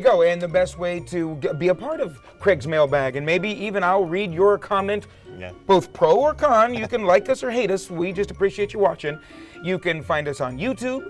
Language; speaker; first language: English; native; English